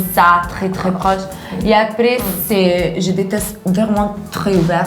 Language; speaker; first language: French; non-native, learner; Italian